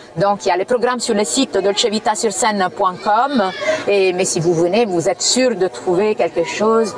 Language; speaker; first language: French; non-native, fluent; Italian